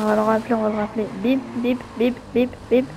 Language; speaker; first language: French; native; French